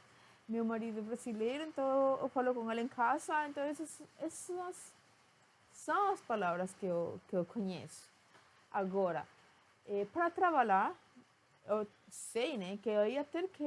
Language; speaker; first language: Portuguese; non-native, fluent; Spanish